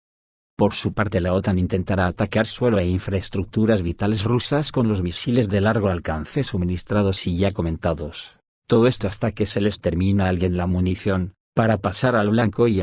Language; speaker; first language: Spanish; native; Spanish